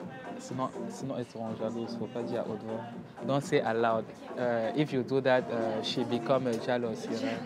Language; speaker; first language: French; native; French